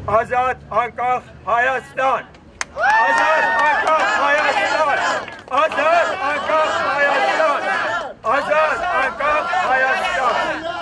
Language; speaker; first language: Armenian; early bilingual, heritage; Armenian